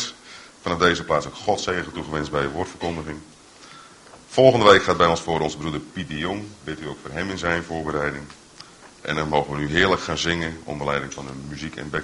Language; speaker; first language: Dutch; native; Dutch